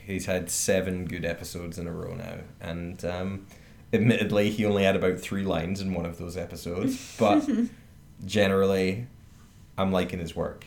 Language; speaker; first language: English; native; English